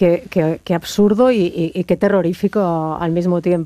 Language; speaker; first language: Spanish; native; Spanish